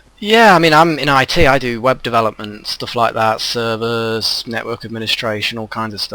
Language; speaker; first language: English; native; English